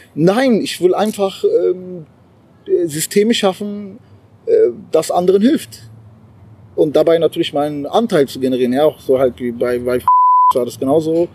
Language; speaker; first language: German; early bilingual, other home language; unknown